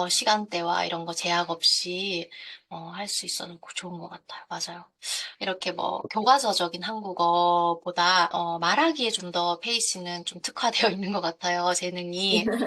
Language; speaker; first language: Korean; native; Korean